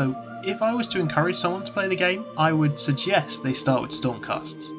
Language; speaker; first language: English; native; English